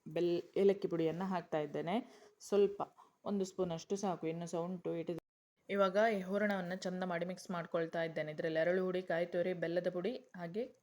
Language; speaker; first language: Kannada; non-native, local second language; Konkani